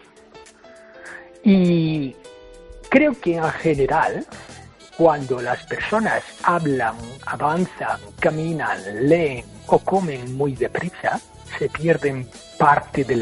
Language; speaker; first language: Spanish; non-native, fluent; English